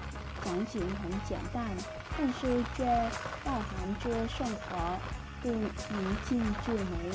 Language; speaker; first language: Chinese; non-native, fluent; Vietnamese